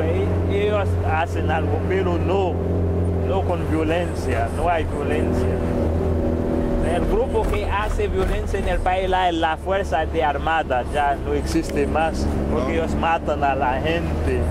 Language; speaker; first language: Spanish; non-native, fluent; Haitian Creole